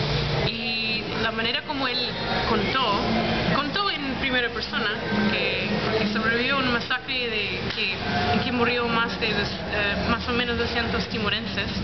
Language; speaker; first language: Spanish; non-native, fluent; English